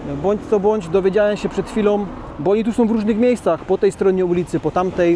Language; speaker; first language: Polish; native; Polish